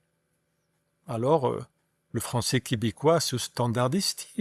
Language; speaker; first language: French; native; French